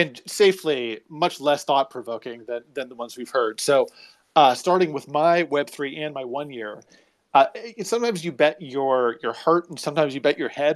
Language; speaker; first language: English; native; English